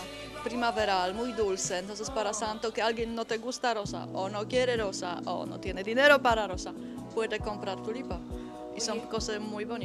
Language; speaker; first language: Spanish; non-native, learner; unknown